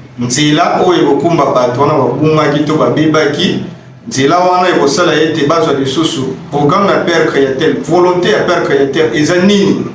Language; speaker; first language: Lingala; non-native, local second language; Kongo